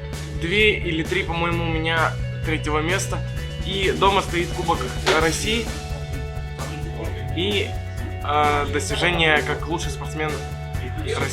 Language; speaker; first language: Russian; native; Russian